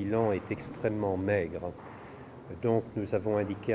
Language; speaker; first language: French; native; French